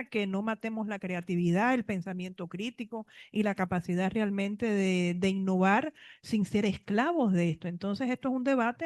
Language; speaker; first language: Spanish; native; Spanish